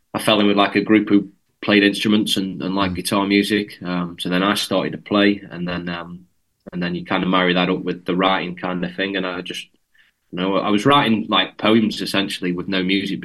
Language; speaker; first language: English; native; English